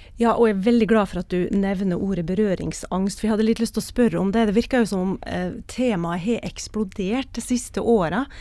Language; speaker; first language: Norwegian; native; Norwegian